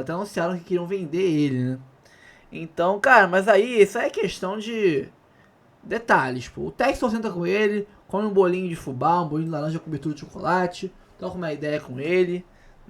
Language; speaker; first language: Portuguese; native; Portuguese